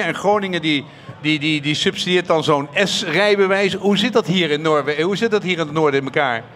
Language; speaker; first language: Dutch; native; Dutch